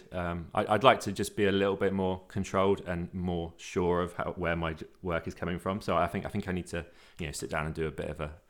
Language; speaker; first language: English; native; English